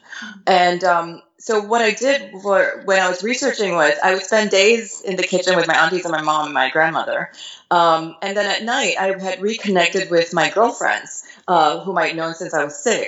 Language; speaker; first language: English; native; English